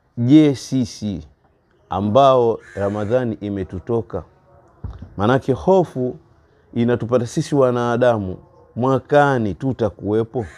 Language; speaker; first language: Swahili; native; Swahili